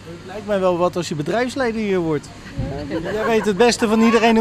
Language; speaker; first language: Dutch; native; Dutch